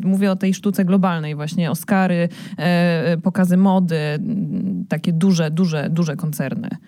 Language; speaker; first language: Polish; native; Polish